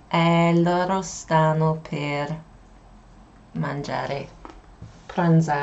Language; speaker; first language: Italian; non-native, fluent; English